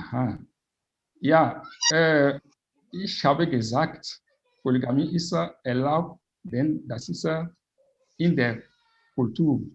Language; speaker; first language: German; non-native, fluent; French